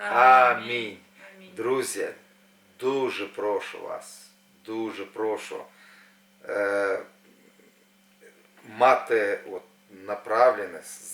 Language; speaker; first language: Ukrainian; non-native, local second language; Russian